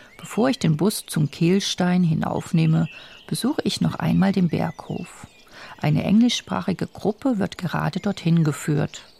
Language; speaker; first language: German; native; German